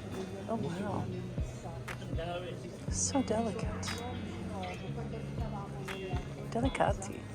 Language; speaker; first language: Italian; non-native, learner; English